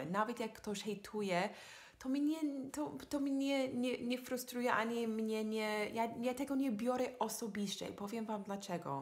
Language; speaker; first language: Polish; non-native, fluent; English